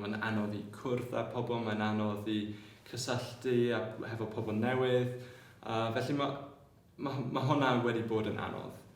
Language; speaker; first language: Welsh; non-native, local second language; English